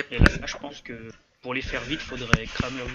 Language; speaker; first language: French; native; French